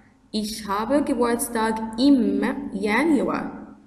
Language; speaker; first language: German; non-native, fluent; Arabic